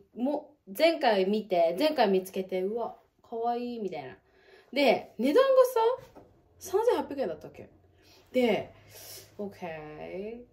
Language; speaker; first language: Japanese; native; Japanese